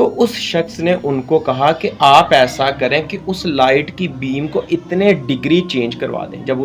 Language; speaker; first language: Urdu; non-native, local second language; Punjabi